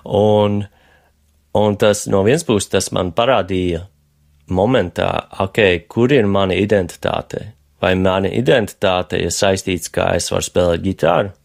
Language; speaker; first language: Latvian; non-native, fluent; English